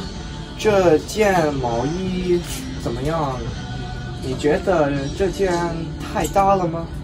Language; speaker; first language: Chinese; non-native, learner; English